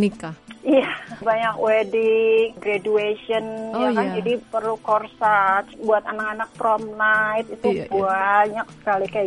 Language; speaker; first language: Indonesian; native; Indonesian